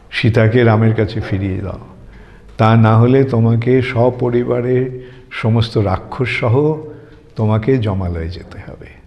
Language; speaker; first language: Bangla; native; Bangla